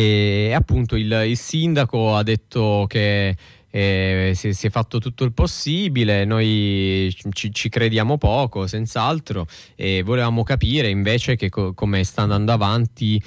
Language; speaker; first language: Italian; native; Italian